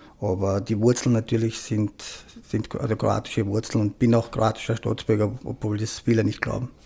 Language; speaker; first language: German; early bilingual, other home language; Croatian